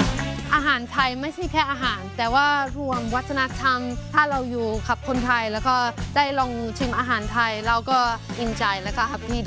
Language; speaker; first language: Thai; non-native, fluent; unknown